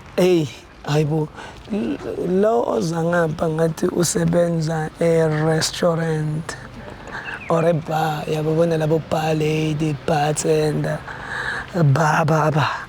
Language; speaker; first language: Zulu; native; Zulu